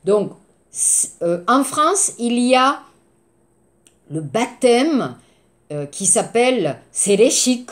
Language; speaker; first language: French; native; French